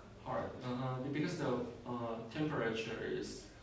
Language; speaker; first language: English; non-native, learner; Chinese